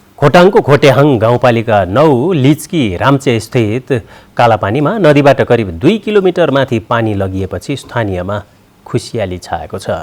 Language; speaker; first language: Nepali; native; Nepali